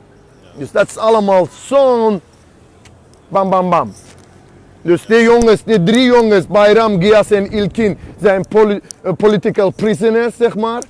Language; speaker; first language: Dutch; non-native, fluent; Azerbaijani